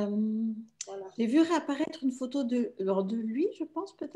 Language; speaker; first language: French; native; French